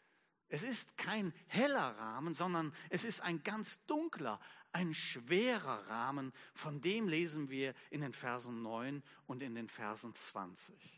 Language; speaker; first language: German; native; German